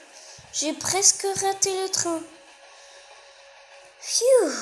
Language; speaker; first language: French; native; French